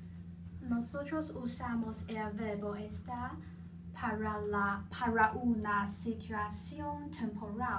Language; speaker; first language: Spanish; non-native, learner; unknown